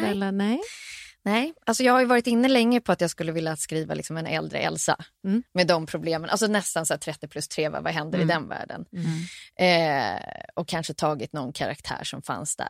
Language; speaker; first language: Swedish; native; Swedish